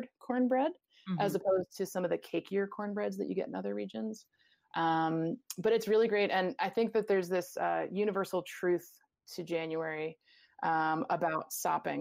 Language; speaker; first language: English; native; English